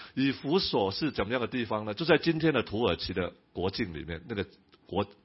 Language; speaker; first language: Chinese; non-native, local second language; Cantonese